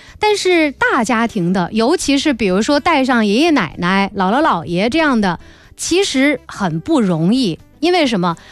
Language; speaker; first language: Chinese; native; Chinese